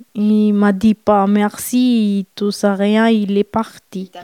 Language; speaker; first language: French; non-native, fluent; Romanian